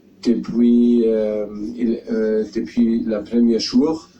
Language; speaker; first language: French; non-native, fluent; German